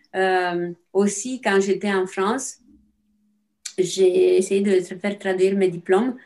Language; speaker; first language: French; non-native, fluent; Romanian